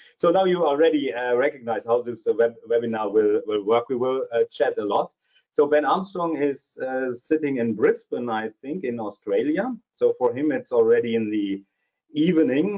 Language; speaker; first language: English; non-native, fluent; German